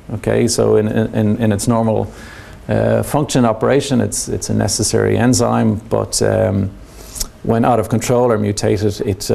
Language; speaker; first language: English; native; English